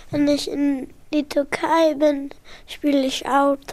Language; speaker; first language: German; early bilingual, other home language; Turkish